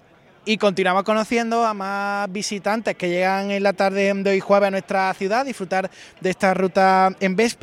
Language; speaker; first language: Spanish; native; Spanish